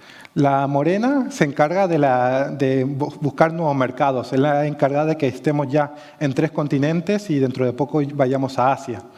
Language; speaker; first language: Spanish; native; Spanish